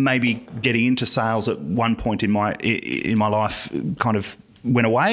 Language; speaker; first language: English; native; English